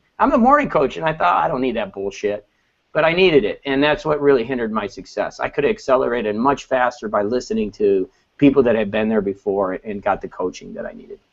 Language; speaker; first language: English; native; English